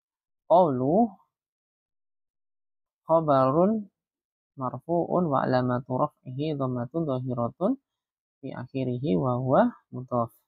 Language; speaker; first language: Arabic; non-native, fluent; Indonesian